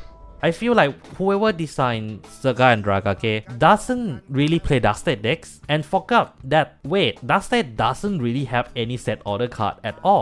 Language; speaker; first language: English; non-native, fluent; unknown